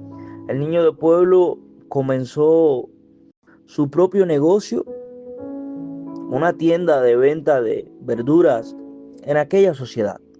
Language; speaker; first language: Spanish; native; Spanish